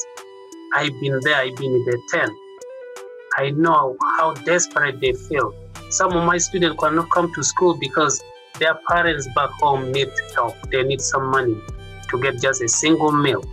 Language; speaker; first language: English; non-native, local second language; Acoli